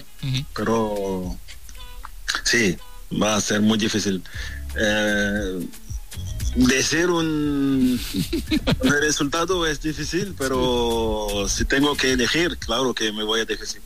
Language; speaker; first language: Spanish; non-native, fluent; French